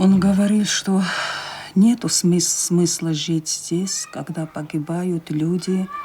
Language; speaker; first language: Russian; non-native, local second language; Chechen